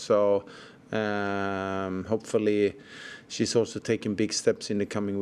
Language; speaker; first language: English; non-native, fluent; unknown